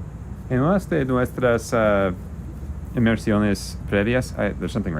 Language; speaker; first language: Spanish; non-native, learner; English